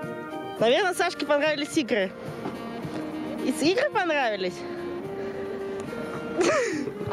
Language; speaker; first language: Russian; native; Russian